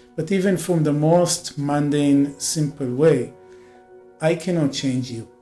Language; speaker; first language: English; non-native, fluent; Hebrew